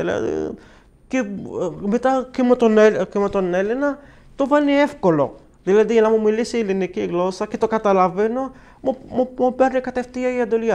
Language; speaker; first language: Greek; non-native, learner; Arabic